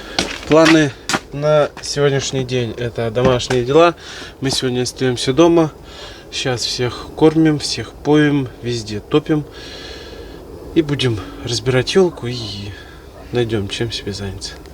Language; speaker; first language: Russian; native; Russian